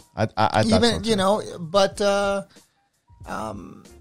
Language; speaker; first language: English; native; English